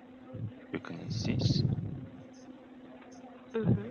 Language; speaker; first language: English; non-native, learner; Korean